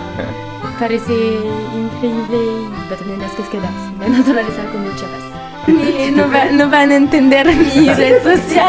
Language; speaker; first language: Spanish; non-native, learner; French